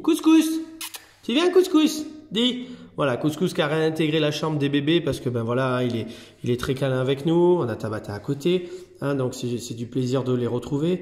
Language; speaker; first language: French; native; French